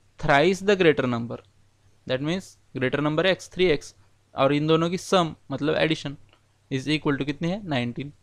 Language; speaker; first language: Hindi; non-native, local second language; Marathi